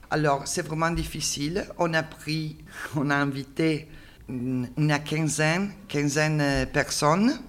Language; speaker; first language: French; non-native, learner; Italian